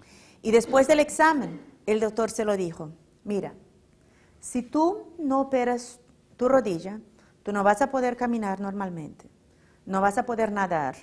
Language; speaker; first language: Spanish; non-native, fluent; Portuguese